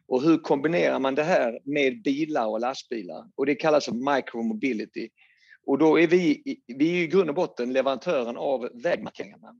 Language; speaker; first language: Swedish; native; Swedish